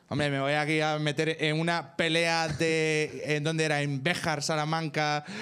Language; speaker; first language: Spanish; native; Spanish